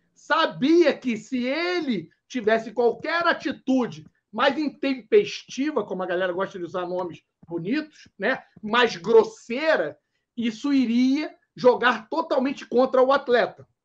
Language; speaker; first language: Portuguese; native; Portuguese